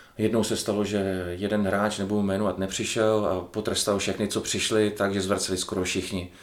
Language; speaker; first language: Czech; native; Czech